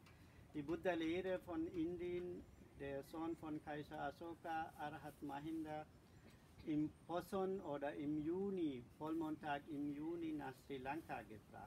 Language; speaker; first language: German; non-native, learner; Sinhala